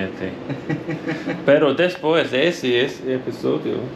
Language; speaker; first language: Spanish; non-native, learner; English